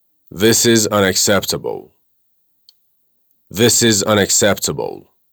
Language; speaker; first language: English; non-native, fluent; Persian